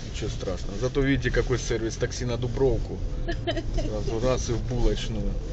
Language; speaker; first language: Russian; native; Russian